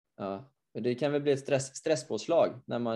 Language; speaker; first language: Swedish; native; Swedish